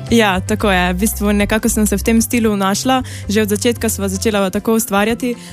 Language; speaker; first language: Slovenian; native; Slovenian